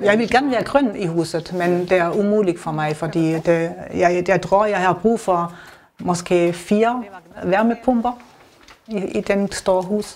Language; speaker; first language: Danish; non-native, learner; German